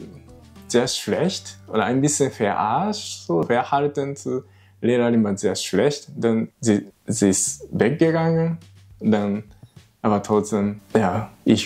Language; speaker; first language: German; non-native, learner; Japanese